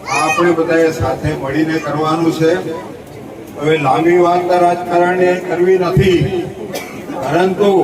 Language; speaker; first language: Gujarati; non-native, local second language; Vasavi